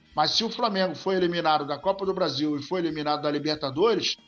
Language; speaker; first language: Portuguese; native; Portuguese